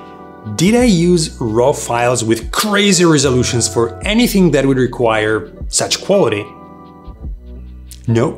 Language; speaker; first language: English; non-native, fluent; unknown